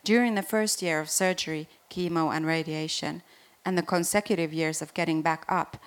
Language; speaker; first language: English; non-native, fluent; Finnish